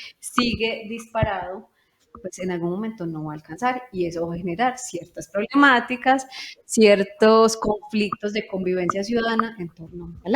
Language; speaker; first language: Spanish; native; Spanish